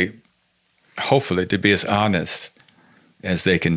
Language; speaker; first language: English; native; English